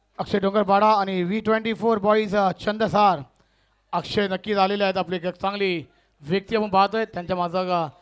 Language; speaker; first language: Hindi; non-native, local second language; Marathi